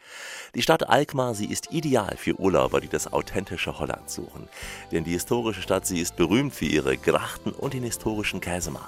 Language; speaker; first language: German; native; German